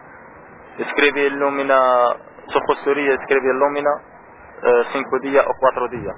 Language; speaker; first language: Spanish; non-native, learner; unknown